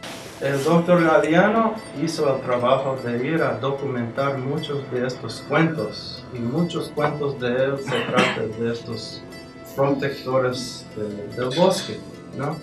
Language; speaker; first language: Spanish; non-native, fluent; English